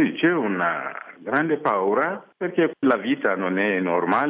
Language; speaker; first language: Italian; non-native, fluent; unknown